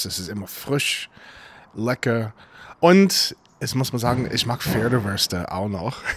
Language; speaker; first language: German; non-native, fluent; English